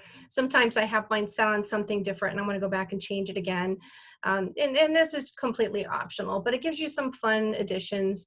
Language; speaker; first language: English; native; English